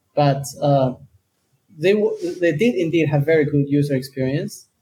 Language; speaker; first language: English; non-native, fluent; Chinese